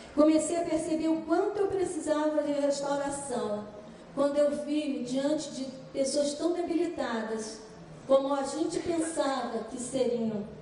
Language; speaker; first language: Portuguese; native; Portuguese